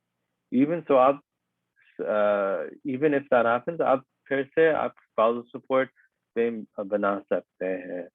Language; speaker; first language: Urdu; early bilingual, heritage; Urdu